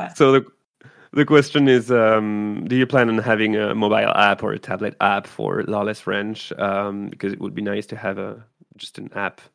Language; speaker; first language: English; non-native, fluent; French